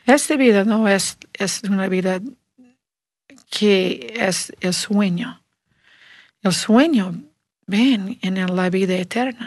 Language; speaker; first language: Spanish; non-native, learner; English